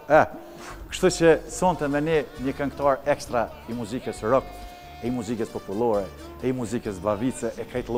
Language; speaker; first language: Albanian; native; Albanian